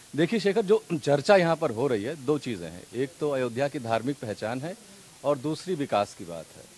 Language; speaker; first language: Hindi; native; Hindi